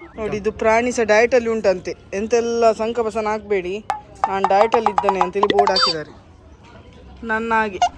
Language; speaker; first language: Kannada; native; Kannada